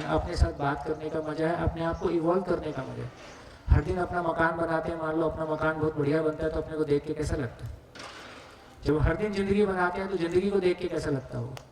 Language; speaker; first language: Hindi; native; Hindi